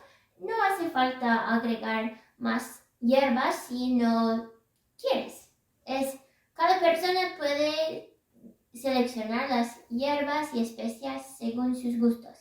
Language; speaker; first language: Spanish; non-native, fluent; English